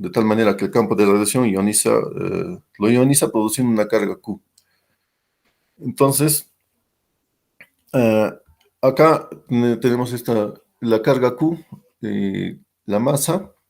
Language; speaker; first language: Spanish; native; Spanish